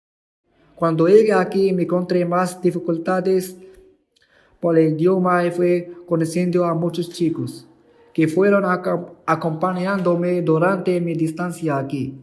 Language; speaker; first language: Spanish; non-native, learner; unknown